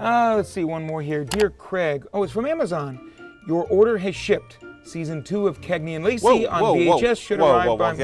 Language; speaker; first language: English; native; English